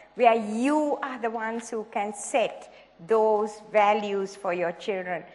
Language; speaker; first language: English; non-native, local second language; Sinhala